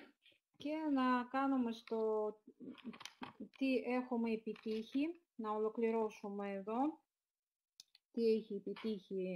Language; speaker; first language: Greek; non-native, fluent; Russian